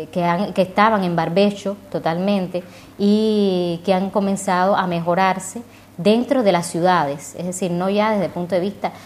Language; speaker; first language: Spanish; native; Spanish